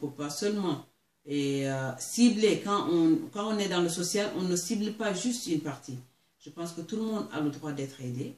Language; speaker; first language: French; non-native, local second language; Mandingo